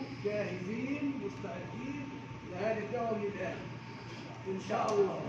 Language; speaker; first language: Arabic; non-native, learner; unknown